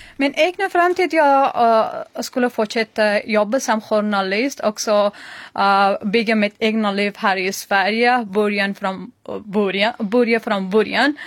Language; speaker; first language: Swedish; non-native, learner; Persian